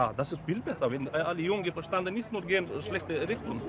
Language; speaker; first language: German; non-native, learner; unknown